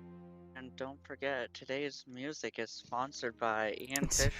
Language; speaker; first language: English; native; English